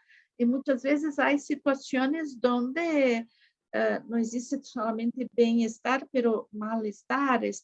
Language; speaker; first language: Spanish; non-native, fluent; Portuguese